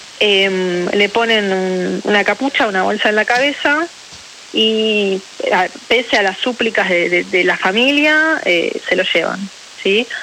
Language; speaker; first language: Spanish; early bilingual, other home language; Ukrainian